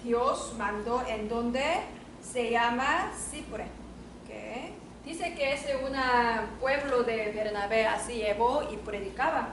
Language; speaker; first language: Spanish; non-native, learner; Korean